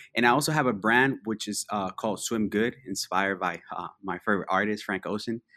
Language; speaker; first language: English; early bilingual, other home language; Spanish